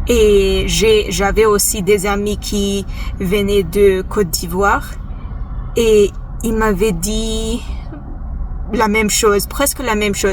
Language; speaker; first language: French; non-native, fluent; English